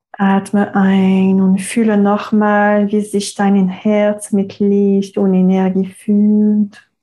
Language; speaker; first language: German; non-native, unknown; French